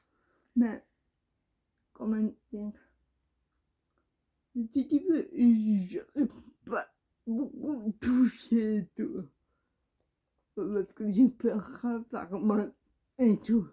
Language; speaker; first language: French; non-native, learner; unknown